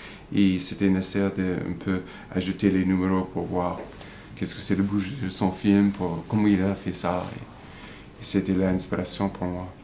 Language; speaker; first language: French; non-native, fluent; English